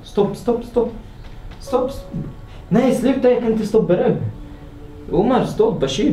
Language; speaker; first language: Swedish; non-native, fluent; Arabic